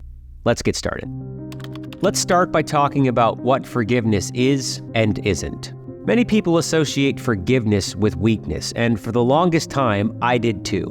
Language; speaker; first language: English; native; English